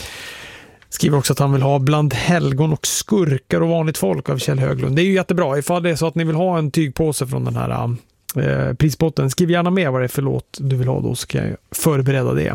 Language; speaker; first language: Swedish; native; Swedish